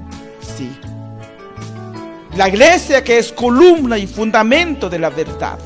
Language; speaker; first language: Spanish; non-native, local second language; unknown